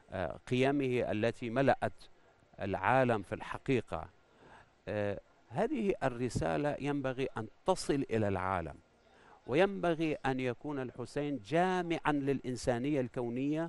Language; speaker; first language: Arabic; non-native, fluent; Persian